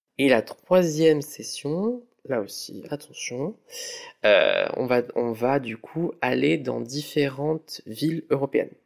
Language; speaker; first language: French; native; French